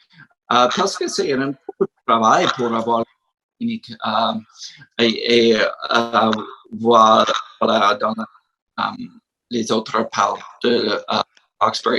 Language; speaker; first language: French; non-native, learner; English